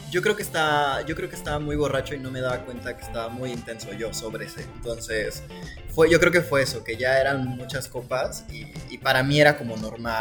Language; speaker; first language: Spanish; native; Spanish